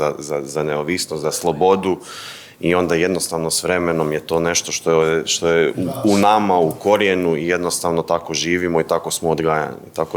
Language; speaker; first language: Bosnian; native; Bosnian